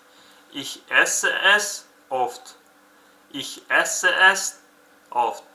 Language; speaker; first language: German; non-native, fluent; Uzbek